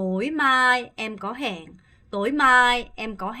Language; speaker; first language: Vietnamese; non-native, fluent; Korean